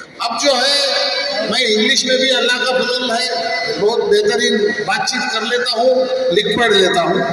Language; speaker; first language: Urdu; native; Urdu